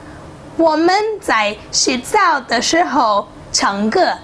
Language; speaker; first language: Chinese; non-native, fluent; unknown